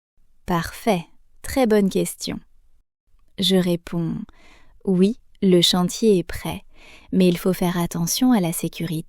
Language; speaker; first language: French; native; French